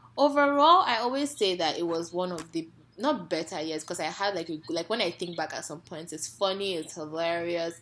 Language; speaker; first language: English; non-native, local second language; Yoruba